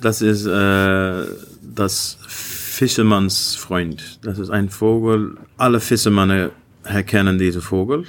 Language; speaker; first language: German; non-native, learner; Dutch